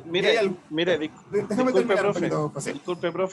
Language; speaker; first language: Spanish; native; Spanish